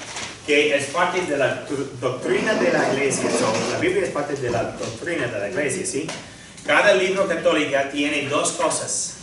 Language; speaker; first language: Spanish; non-native, fluent; English